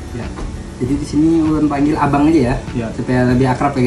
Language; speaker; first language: Indonesian; non-native, local second language; Banjar